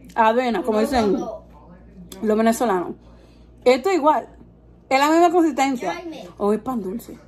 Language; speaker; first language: Spanish; early bilingual, heritage; Spanish